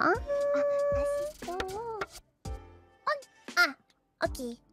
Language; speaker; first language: Japanese; non-native, fluent; English